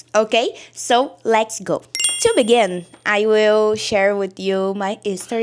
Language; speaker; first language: English; non-native, learner; Portuguese